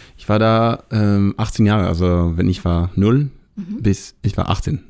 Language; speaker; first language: German; non-native, learner; Hebrew